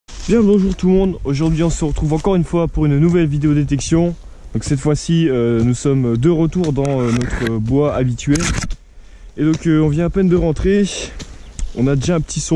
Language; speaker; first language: French; native; French